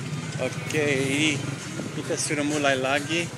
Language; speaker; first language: Indonesian; non-native, learner; English